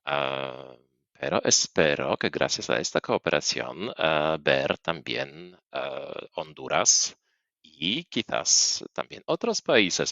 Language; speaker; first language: Spanish; non-native, fluent; Polish